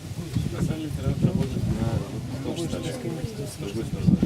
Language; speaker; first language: Russian; native; Russian